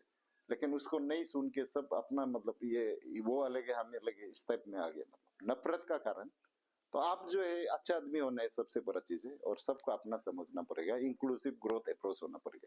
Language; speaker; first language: Hindi; non-native, local second language; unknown